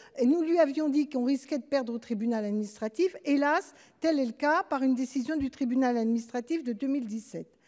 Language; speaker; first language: French; native; French